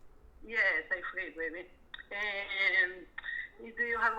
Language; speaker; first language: English; non-native, learner; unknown